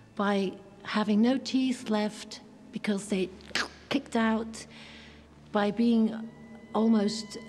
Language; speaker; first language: English; non-native, fluent; German